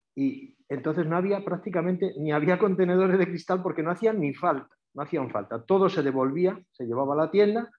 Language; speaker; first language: Spanish; native; Spanish